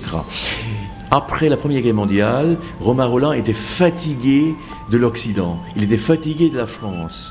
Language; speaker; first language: French; non-native, fluent; Bangla